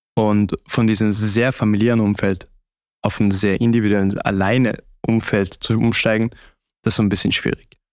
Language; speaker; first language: German; early bilingual, other home language; Turkish